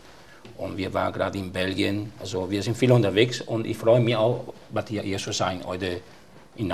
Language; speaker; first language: German; non-native, fluent; Italian